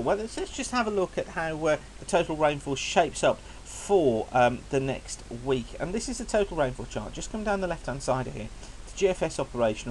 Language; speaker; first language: English; native; English